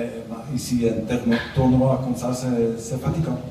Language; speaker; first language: French; non-native, learner; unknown